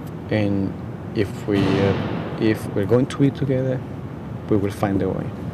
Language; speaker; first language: English; non-native, fluent; Spanish